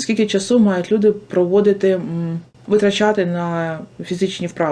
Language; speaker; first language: Ukrainian; native; Ukrainian